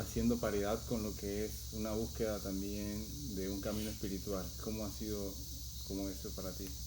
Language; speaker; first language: Spanish; native; Spanish